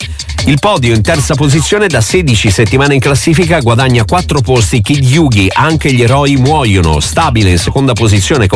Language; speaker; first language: Italian; native; Italian